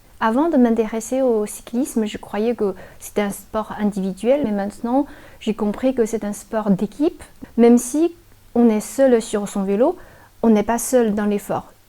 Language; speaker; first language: French; non-native, fluent; Chinese